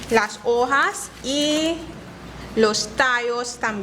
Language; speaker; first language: Spanish; non-native, learner; English